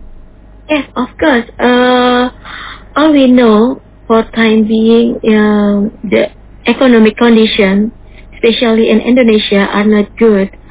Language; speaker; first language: English; non-native, learner; Indonesian